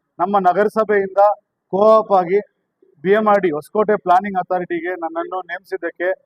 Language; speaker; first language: Kannada; native; Kannada